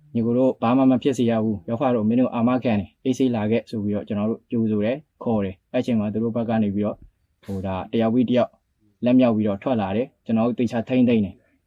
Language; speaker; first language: Burmese; native; Burmese